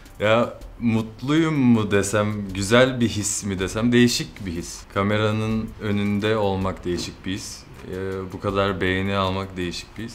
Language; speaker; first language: Turkish; early bilingual, heritage; Turkish